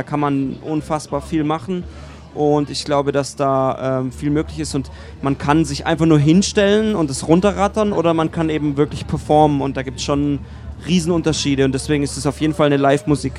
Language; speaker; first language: German; native; German